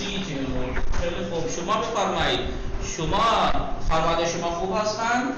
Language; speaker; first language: Persian; non-native, fluent; Urdu